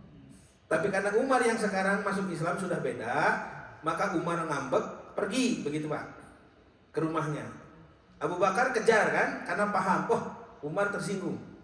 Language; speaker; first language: Indonesian; native; Indonesian